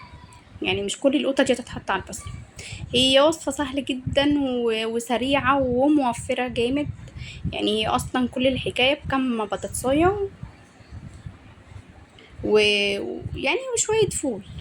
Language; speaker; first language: Arabic; native; Arabic